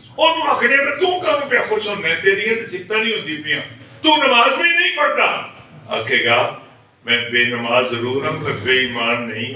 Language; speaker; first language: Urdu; non-native, local second language; Punjabi